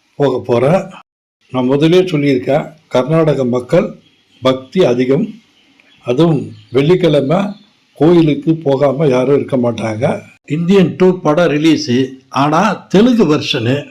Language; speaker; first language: Tamil; native; Tamil